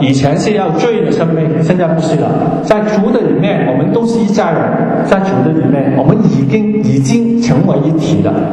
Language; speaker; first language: Chinese; non-native, local second language; Cantonese